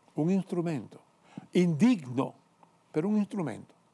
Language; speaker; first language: Spanish; native; Spanish